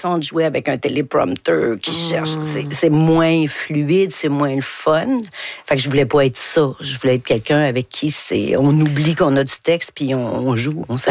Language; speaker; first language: French; native; French